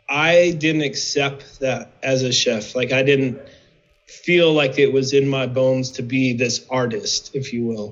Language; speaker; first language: English; native; English